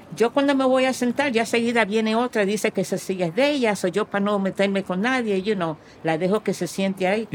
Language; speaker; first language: Spanish; early bilingual, heritage; Spanish